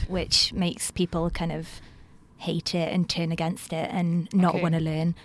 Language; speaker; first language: English; non-native, local second language; Welsh